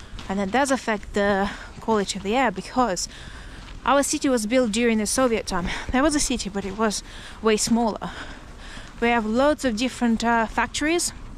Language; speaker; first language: English; non-native, fluent; Russian